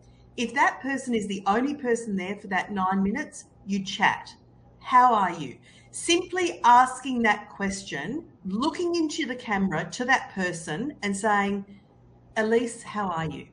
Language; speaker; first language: English; native; English